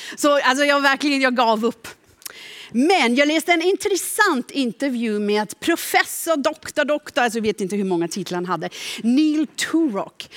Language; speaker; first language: Swedish; non-native, fluent; German